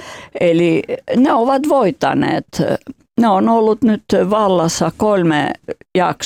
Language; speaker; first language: Finnish; non-native, fluent; Albanian